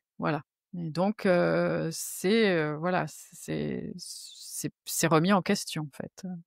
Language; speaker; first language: French; native; French